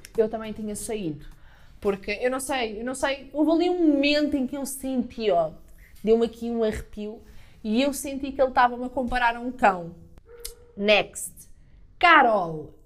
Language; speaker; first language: Portuguese; native; Portuguese